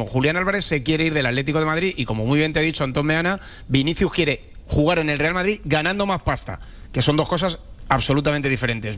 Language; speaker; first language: Spanish; native; Spanish